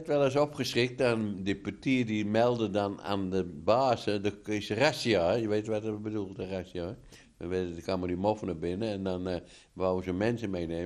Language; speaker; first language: Dutch; native; Dutch